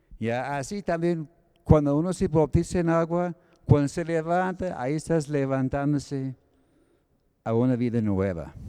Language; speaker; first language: Spanish; non-native, fluent; English